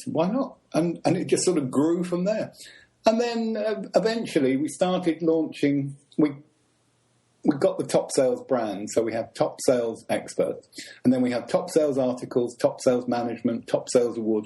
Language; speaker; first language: English; native; English